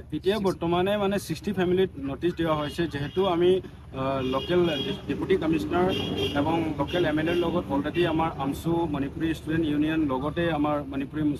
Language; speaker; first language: Assamese; non-native, local second language; Manipuri